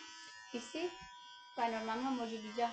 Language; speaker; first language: French; non-native, learner; Spanish